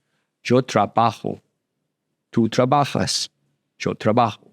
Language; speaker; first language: Spanish; non-native, fluent; English